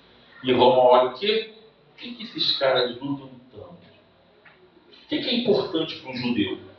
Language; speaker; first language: Portuguese; native; Portuguese